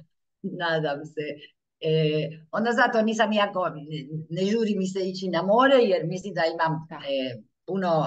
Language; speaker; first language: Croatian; early bilingual, heritage; Croatian